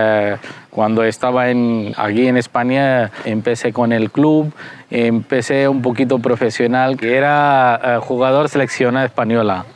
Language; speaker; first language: Spanish; non-native, fluent; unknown